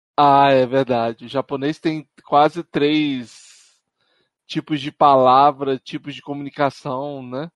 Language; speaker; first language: Portuguese; native; Portuguese